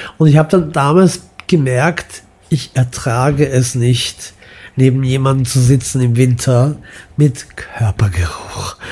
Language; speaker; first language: German; early bilingual, other home language; Croatian